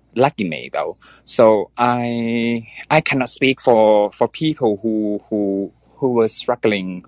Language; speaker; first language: English; non-native, fluent; Thai